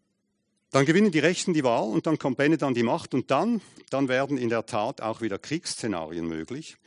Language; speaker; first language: German; native; German